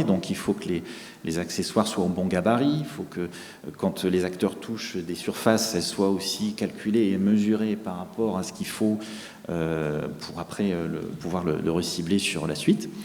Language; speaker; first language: French; native; French